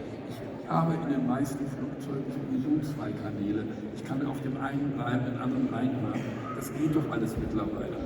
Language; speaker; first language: German; native; German